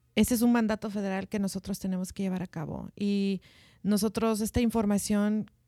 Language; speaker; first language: Spanish; early bilingual, heritage; Spanish